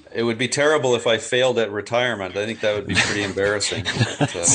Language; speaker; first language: English; native; English